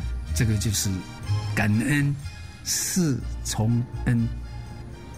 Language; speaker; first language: Chinese; native; Chinese